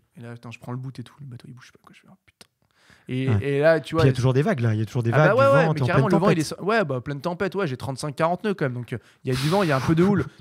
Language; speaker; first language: French; native; French